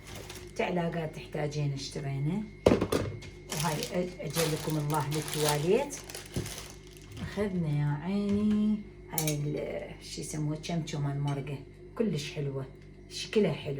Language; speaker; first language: Arabic; native; Arabic